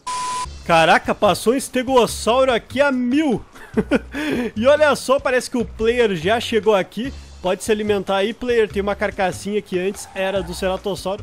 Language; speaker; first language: Portuguese; native; Portuguese